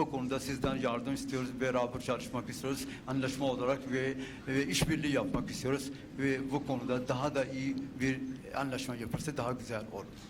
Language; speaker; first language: Turkish; non-native, fluent; Urdu